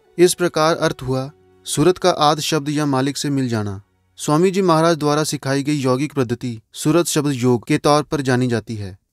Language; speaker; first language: Hindi; non-native, local second language; Punjabi